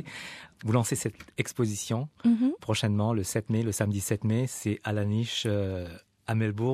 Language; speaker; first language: French; native; French